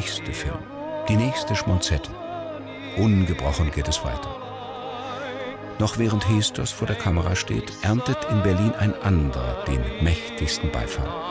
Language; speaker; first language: German; native; German